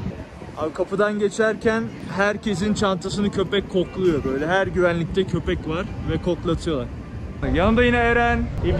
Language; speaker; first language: Turkish; native; Turkish